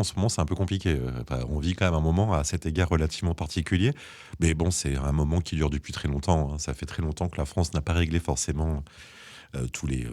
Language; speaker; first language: French; native; French